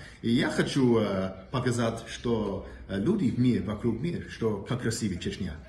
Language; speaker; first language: Russian; non-native, learner; English